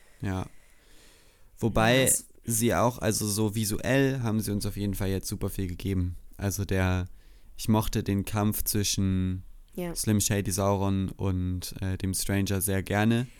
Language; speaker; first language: German; native; German